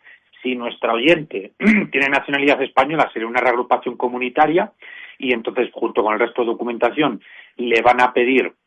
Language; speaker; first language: Spanish; native; Spanish